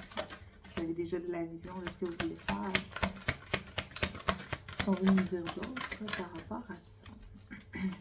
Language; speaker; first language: French; native; French